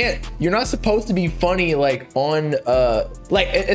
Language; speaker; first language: English; native; English